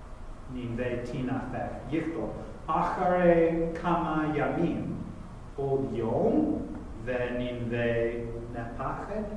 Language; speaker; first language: Hebrew; non-native, fluent; English